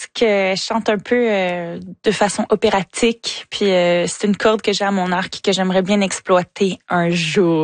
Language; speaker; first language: French; native; French